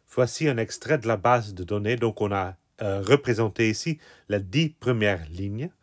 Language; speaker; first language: French; non-native, local second language; Dutch